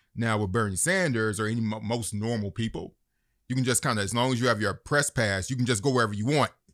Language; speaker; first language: English; native; English